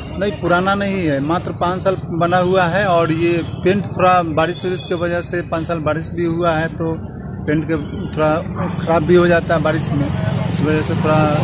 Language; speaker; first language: Hindi; native; Hindi